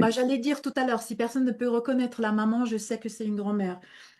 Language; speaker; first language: French; non-native, fluent; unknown